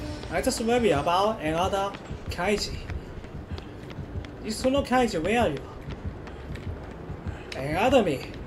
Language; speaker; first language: English; non-native, learner; Chinese